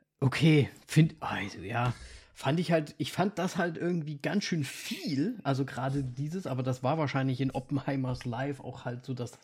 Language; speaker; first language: German; native; German